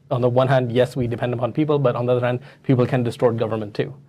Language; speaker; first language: English; non-native, local second language; Urdu